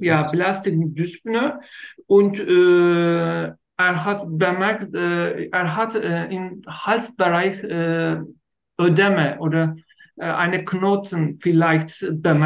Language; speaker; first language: German; non-native, learner; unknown